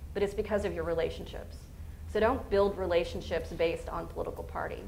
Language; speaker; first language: English; native; English